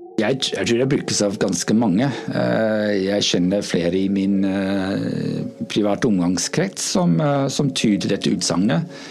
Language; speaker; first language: Norwegian; non-native, fluent; English